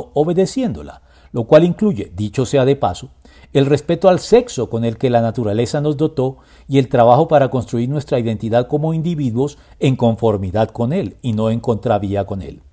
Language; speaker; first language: Spanish; native; Spanish